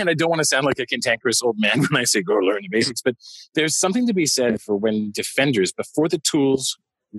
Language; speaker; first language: English; native; English